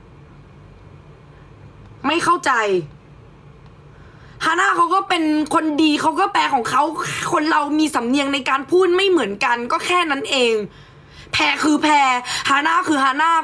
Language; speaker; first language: Thai; native; Thai